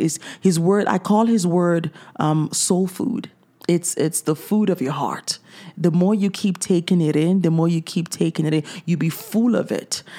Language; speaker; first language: English; native; English